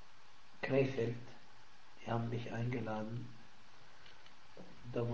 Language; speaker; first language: German; non-native, fluent; Arabic